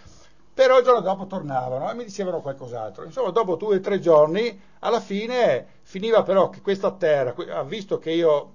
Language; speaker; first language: Italian; native; Italian